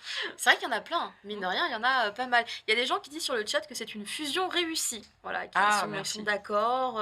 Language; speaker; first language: French; native; French